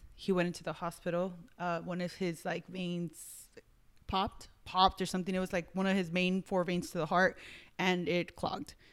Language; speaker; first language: English; early bilingual, other home language; Spanish